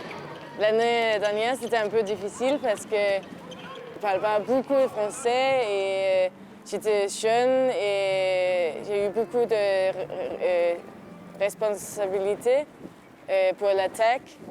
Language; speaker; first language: French; non-native, learner; Danish